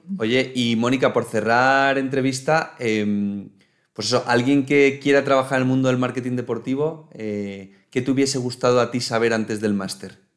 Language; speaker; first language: Spanish; native; Spanish